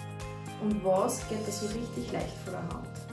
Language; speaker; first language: German; native; German